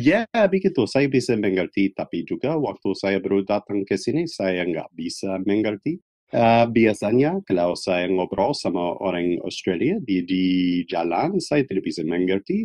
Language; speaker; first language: Indonesian; non-native, fluent; English